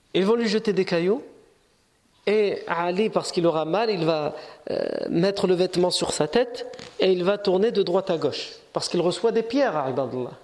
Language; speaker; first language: French; native; French